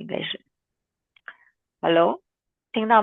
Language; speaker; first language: Chinese; non-native, fluent; Indonesian